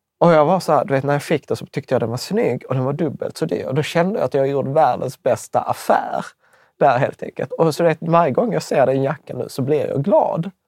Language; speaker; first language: Swedish; early bilingual, other home language; Czech